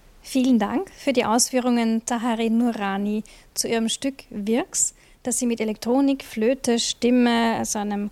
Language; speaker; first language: German; native; German